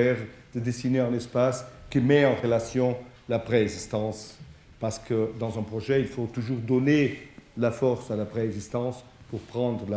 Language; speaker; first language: French; non-native, fluent; Portuguese